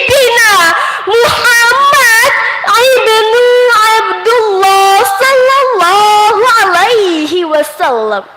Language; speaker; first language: Arabic; non-native, learner; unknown